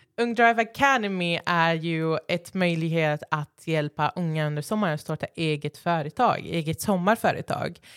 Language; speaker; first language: Swedish; early bilingual, other home language; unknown